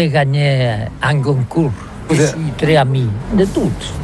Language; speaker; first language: French; non-native, learner; Catalan